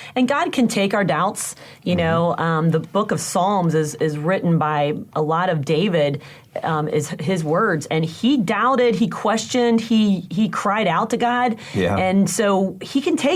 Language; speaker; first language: English; native; English